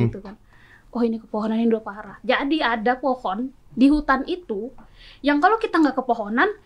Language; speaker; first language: Indonesian; native; Indonesian